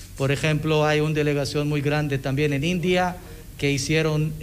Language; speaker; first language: Spanish; non-native, fluent; Hebrew